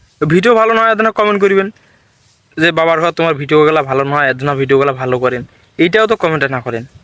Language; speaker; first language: Bangla; native; Bangla